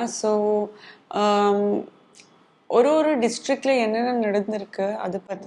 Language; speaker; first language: Tamil; non-native, local second language; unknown